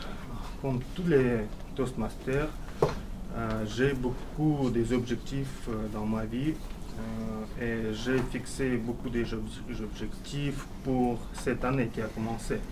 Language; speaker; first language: French; non-native, fluent; Russian